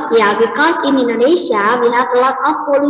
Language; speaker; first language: English; non-native, learner; Indonesian